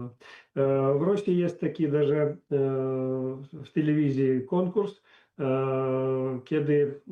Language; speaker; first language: Polish; non-native, learner; Belarusian